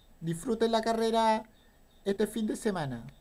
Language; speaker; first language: Spanish; native; Spanish